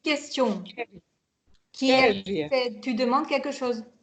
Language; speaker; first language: French; non-native, fluent; Hungarian